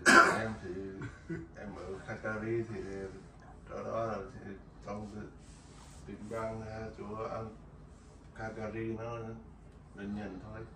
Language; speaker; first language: Vietnamese; non-native, local second language; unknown